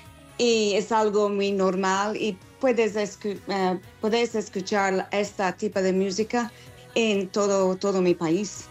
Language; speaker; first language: Spanish; non-native, fluent; English